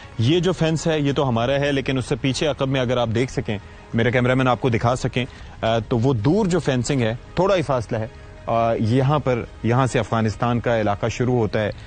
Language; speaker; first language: Urdu; native; Urdu